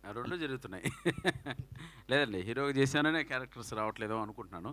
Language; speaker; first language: Telugu; native; Telugu